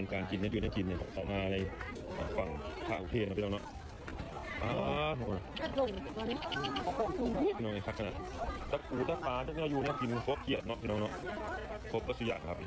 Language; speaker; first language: Thai; non-native, local second language; Lao